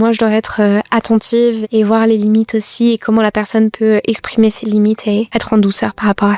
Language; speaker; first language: French; native; French